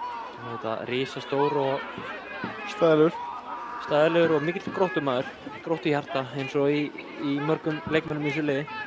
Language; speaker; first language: Icelandic; native; Icelandic